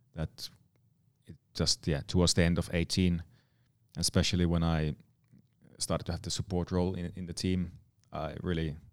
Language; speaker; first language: English; non-native, fluent; Finnish